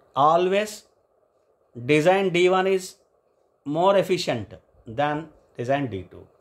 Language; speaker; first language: English; non-native, local second language; Telugu